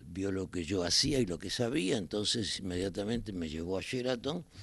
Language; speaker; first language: Spanish; native; Spanish